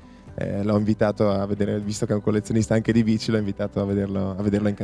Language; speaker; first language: Italian; native; Italian